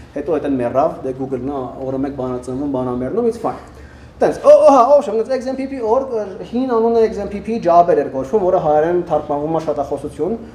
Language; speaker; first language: Armenian; early bilingual, heritage; Armenian